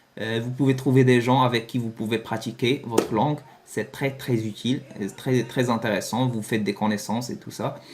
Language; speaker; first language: French; non-native, fluent; Arabic